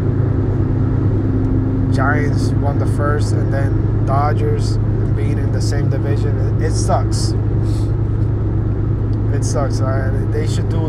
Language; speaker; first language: English; non-native, fluent; Spanish